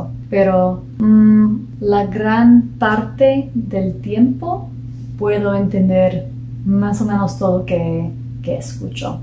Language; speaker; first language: Spanish; non-native, fluent; English